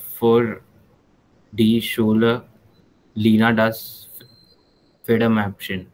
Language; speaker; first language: German; non-native, learner; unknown